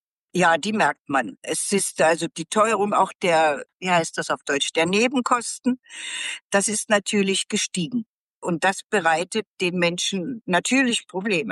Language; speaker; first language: German; native; German